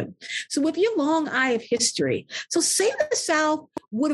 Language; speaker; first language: English; native; English